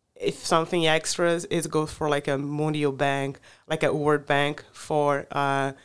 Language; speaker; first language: English; non-native, fluent; Portuguese